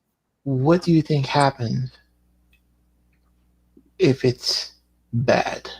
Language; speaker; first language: English; native; English